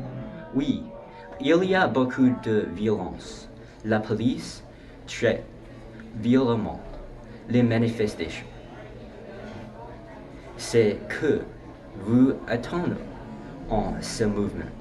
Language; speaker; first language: French; non-native, learner; English